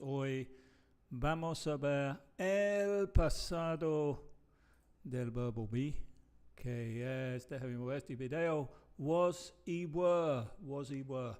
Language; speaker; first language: Spanish; non-native, fluent; English